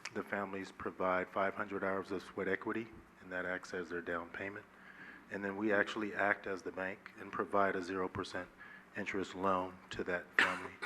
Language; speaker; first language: English; native; English